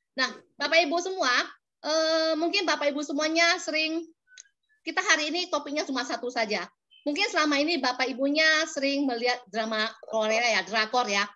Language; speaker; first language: Indonesian; native; Indonesian